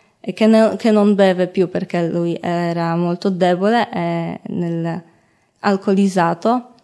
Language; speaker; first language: Italian; non-native, learner; Polish